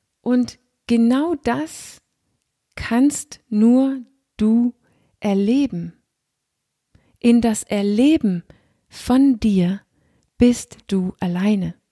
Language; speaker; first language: German; non-native, fluent; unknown